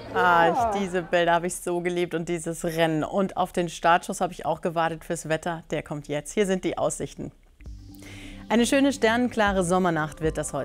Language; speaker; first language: German; native; German